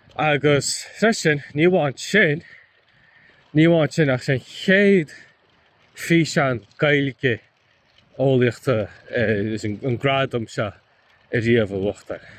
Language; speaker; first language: Irish; native; Irish